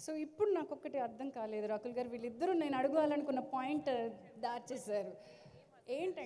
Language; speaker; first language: Telugu; native; Telugu